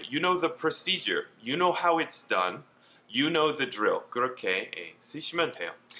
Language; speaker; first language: English; native; English